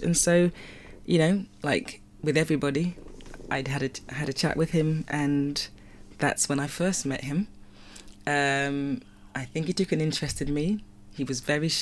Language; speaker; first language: English; native; English